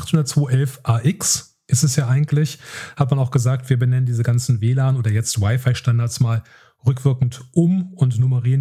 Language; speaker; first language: German; native; German